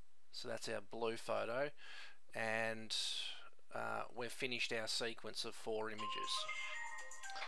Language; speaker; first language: English; native; English